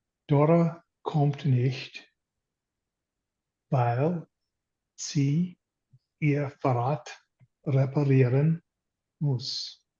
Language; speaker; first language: German; non-native, learner; English